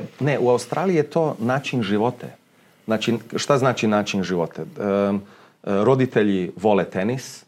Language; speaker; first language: Serbian; early bilingual, heritage; Serbian